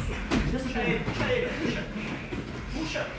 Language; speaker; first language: Portuguese; native; Portuguese